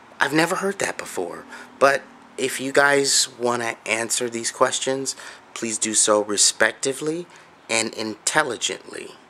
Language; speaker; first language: English; native; English